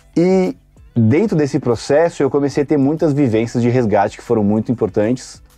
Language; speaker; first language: Portuguese; native; Portuguese